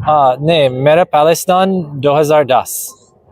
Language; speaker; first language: Hindi; non-native, learner; English